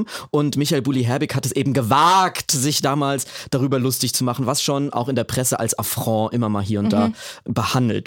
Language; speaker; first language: German; native; German